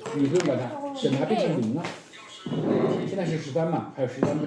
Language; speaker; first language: Chinese; native; Chinese